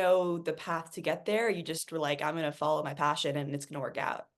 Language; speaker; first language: English; native; English